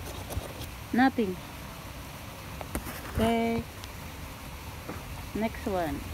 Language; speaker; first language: English; non-native, local second language; Filipino